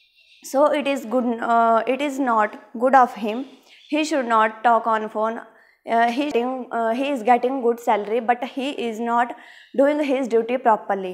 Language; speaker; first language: English; non-native, learner; Hindi